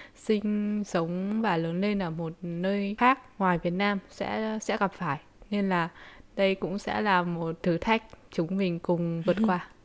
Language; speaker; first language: Vietnamese; early bilingual, heritage; Vietnamese